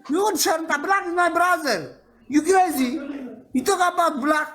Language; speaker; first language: English; non-native, learner; Tigrinya